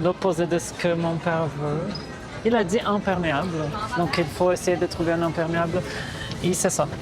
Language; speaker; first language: French; non-native, fluent; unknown